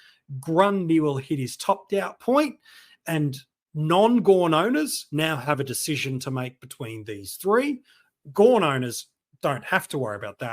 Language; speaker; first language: English; native; English